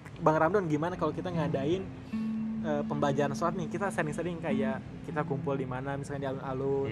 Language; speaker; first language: Indonesian; native; Indonesian